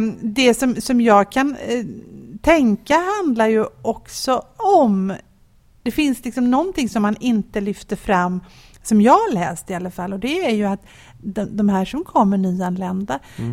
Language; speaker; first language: Swedish; native; Swedish